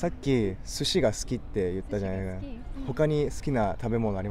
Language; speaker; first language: Japanese; native; Japanese